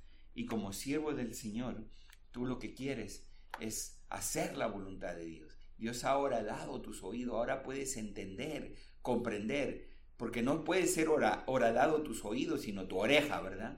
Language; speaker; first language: Spanish; native; Spanish